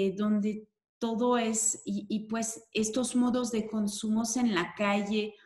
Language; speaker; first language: Spanish; non-native, fluent; French